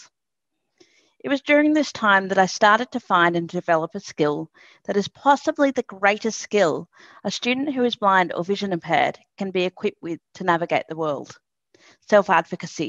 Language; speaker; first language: English; native; English